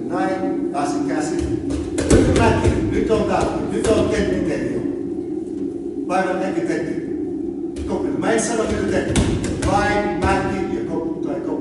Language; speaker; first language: Finnish; non-native, learner; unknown